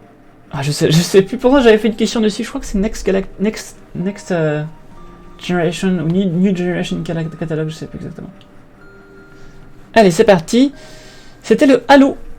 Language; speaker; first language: French; native; French